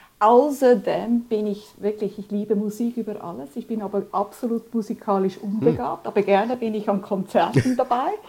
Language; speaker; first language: German; early bilingual, other home language; Spanish